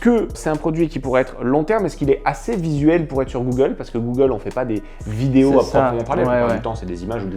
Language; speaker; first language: French; native; French